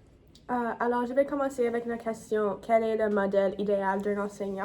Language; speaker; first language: French; non-native, fluent; English